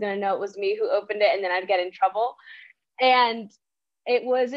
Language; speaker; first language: English; early bilingual, other home language; Spanish